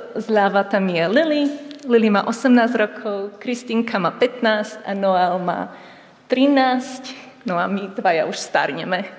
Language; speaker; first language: Slovak; native; Slovak